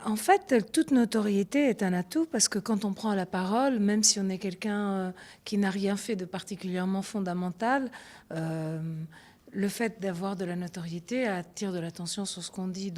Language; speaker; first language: French; early bilingual, other home language; Italian